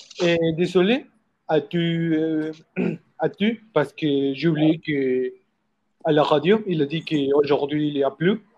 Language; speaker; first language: French; non-native, learner; Spanish